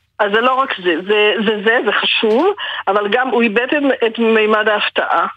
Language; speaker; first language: Hebrew; native; Hebrew